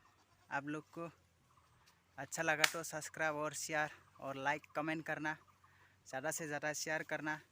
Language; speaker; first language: Hindi; non-native, local second language; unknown